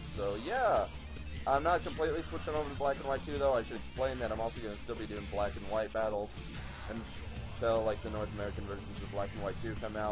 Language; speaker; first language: English; native; English